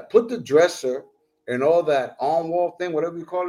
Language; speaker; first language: English; non-native, fluent; Spanish